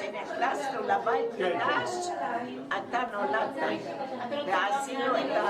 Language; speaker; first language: Hebrew; non-native, fluent; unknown